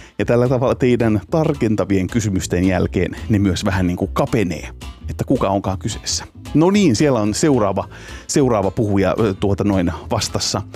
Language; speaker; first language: Finnish; native; Finnish